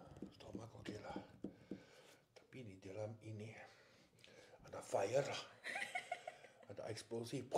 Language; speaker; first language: Indonesian; non-native, learner; French